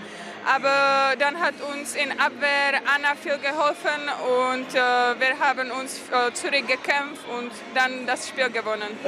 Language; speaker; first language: German; non-native, fluent; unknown